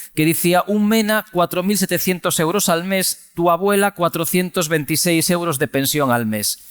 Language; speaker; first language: Spanish; native; Spanish